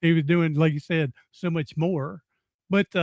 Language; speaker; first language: English; native; English